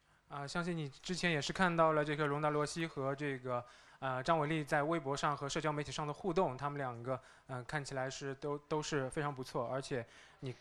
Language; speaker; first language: Chinese; native; Chinese